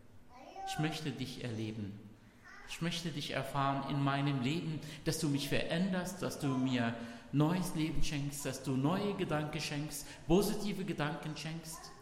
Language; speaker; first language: German; non-native, fluent; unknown